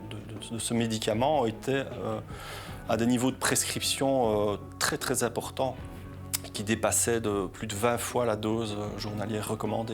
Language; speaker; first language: French; native; French